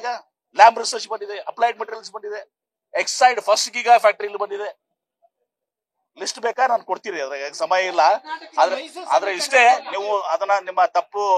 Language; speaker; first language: Kannada; native; Kannada